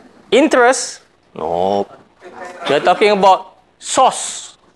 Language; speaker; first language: English; non-native, local second language; Malay